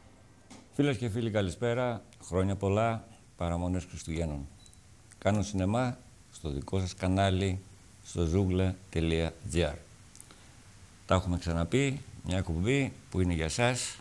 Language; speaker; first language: Greek; native; Greek